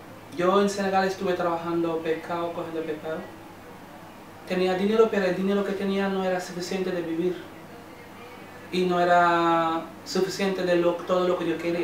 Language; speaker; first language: Spanish; non-native, learner; Wolof